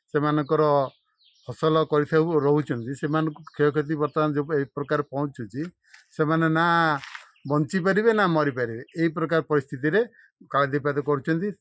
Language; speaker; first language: Odia; native; Odia